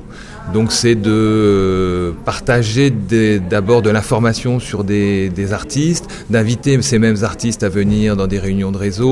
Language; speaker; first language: French; native; French